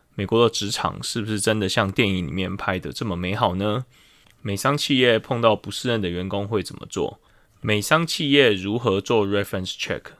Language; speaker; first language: Chinese; native; Chinese